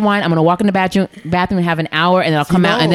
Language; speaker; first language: English; native; English